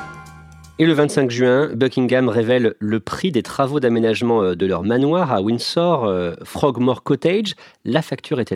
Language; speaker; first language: French; native; French